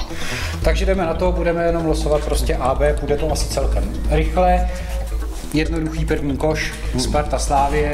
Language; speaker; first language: Czech; native; Czech